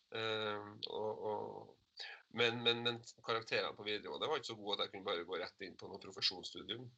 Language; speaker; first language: Norwegian; native; Norwegian